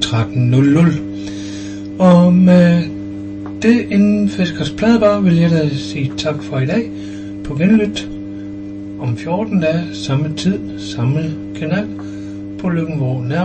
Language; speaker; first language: Danish; native; Danish